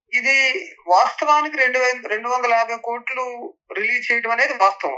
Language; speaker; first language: Telugu; native; Telugu